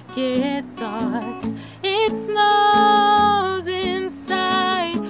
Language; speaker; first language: English; native; English